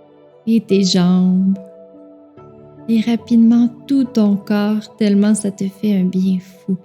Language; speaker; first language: French; native; French